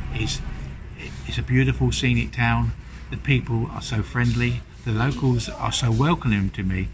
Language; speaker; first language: English; native; English